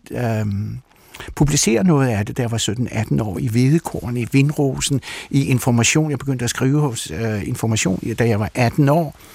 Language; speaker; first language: Danish; early bilingual, other home language; Russian